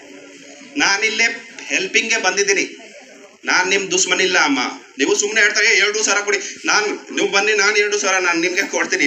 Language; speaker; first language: Kannada; non-native, learner; Hindi